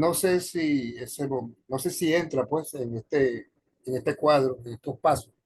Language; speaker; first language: Spanish; native; Spanish